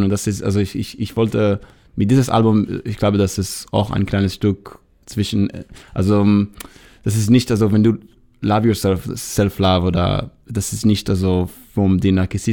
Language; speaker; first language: German; non-native, learner; Hebrew